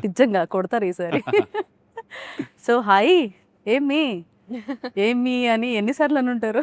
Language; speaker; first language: Telugu; native; Telugu